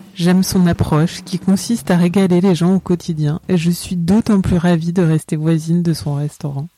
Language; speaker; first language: French; native; French